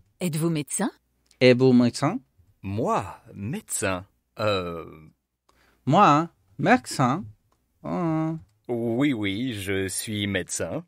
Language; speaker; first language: French; non-native, learner; Spanish